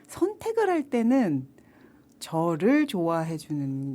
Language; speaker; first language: Korean; native; Korean